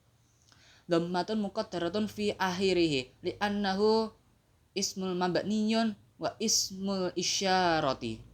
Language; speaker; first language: Arabic; non-native, learner; Indonesian